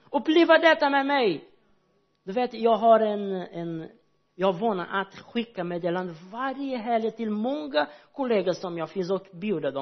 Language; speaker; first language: Swedish; non-native, learner; Portuguese